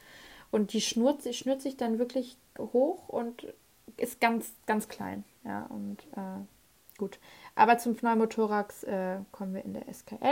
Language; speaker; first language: German; native; German